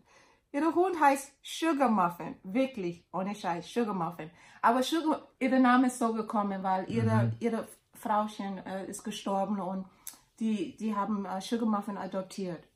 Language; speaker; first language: German; non-native, learner; English